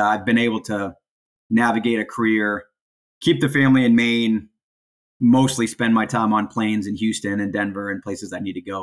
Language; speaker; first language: English; native; English